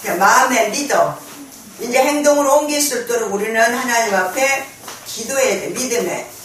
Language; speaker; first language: Korean; native; Korean